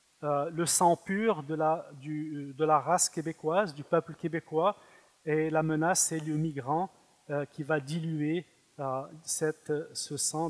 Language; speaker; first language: French; non-native, fluent; Arabic